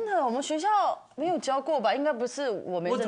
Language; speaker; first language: Chinese; native; Chinese